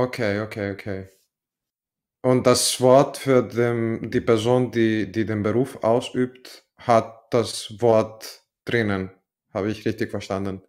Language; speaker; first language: German; non-native, fluent; Italian